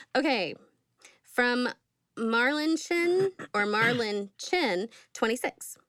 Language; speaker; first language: English; native; English